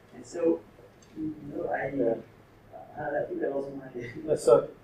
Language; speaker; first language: English; non-native, fluent; Italian